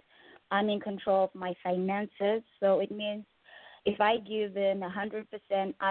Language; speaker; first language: English; non-native, local second language; Shona